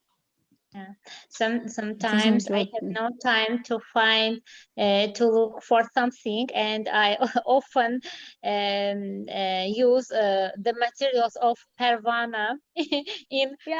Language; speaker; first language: English; non-native, learner; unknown